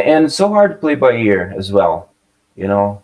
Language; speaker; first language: English; non-native, learner; Portuguese